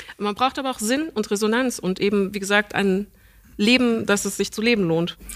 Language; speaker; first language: German; early bilingual, other home language; English